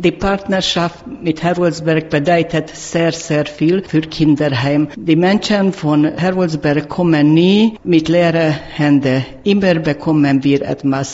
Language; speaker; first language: German; non-native, learner; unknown